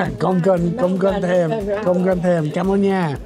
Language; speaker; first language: Vietnamese; non-native, learner; English